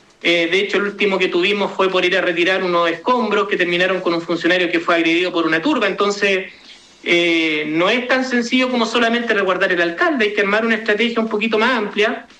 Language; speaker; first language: Spanish; native; Spanish